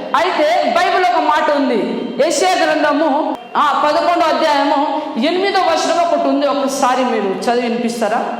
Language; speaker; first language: Telugu; non-native, local second language; Lambadi